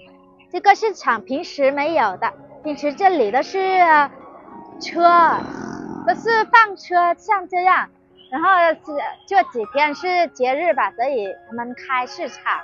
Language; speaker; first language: Chinese; non-native, fluent; Vietnamese